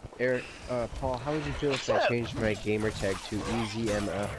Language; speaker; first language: English; native; English